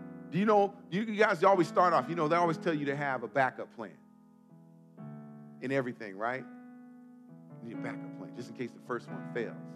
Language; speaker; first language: English; native; English